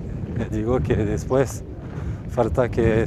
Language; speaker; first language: Spanish; non-native, learner; French